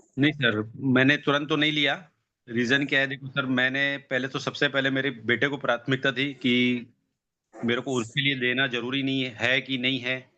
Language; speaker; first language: Hindi; native; Hindi